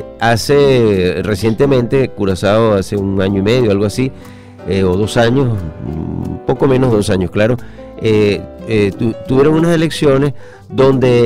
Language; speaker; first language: Spanish; native; Spanish